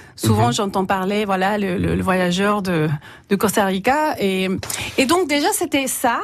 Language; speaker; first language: French; non-native, fluent; Spanish